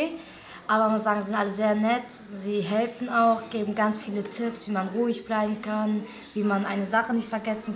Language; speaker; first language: German; early bilingual, other home language; Portuguese